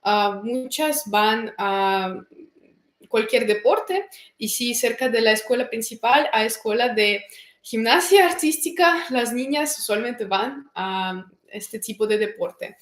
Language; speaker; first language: Spanish; non-native, fluent; Russian